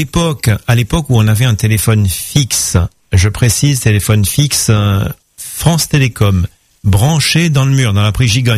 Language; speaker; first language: French; native; French